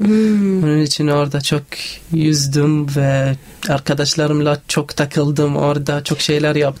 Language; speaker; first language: Turkish; non-native, learner; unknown